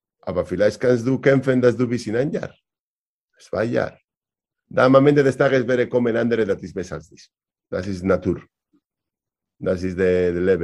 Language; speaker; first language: German; non-native, learner; Spanish